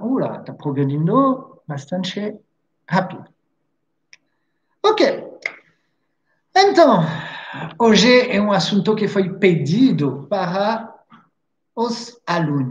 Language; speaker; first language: Portuguese; non-native, fluent; French